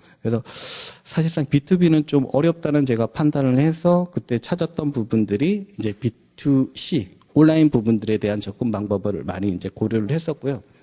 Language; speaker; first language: Korean; native; Korean